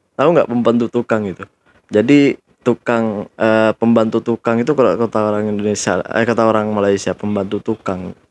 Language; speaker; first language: Indonesian; native; Indonesian